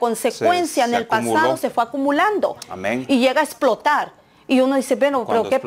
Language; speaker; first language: Spanish; native; Spanish